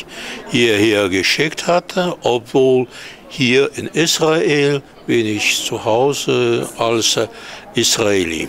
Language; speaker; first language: German; non-native, fluent; Hebrew